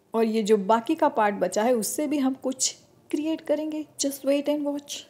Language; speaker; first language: Hindi; non-native, local second language; Gujarati